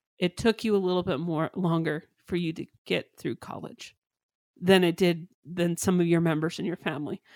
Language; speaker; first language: English; native; English